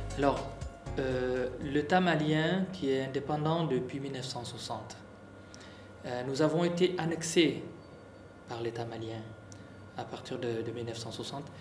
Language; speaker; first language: French; non-native, local second language; Tamasheq